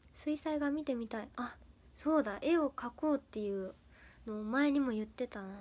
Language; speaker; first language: Japanese; native; Japanese